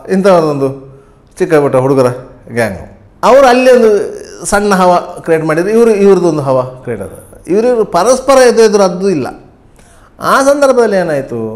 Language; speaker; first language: Kannada; native; Kannada